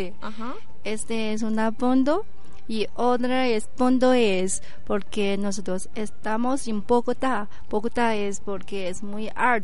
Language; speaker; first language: Spanish; non-native, learner; Chinese